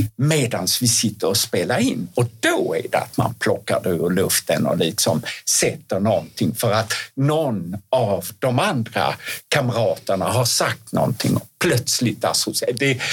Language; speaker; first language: Swedish; native; Swedish